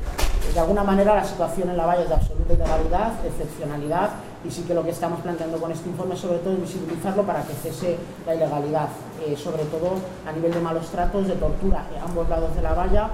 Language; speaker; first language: Spanish; native; Spanish